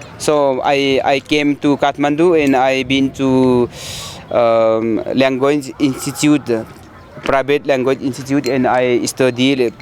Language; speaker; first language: English; non-native, learner; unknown